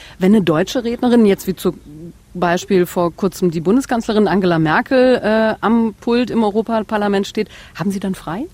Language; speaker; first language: German; native; German